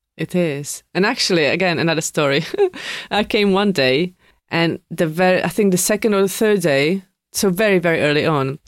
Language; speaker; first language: English; non-native, fluent; Czech